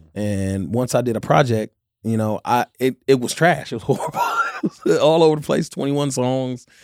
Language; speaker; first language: English; native; English